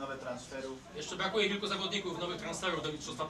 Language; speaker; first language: Polish; native; Polish